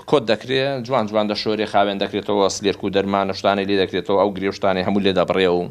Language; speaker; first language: Central Kurdish; native; Central Kurdish